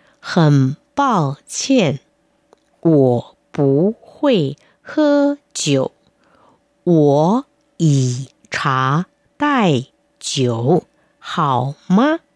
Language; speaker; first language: Chinese; non-native, fluent; Vietnamese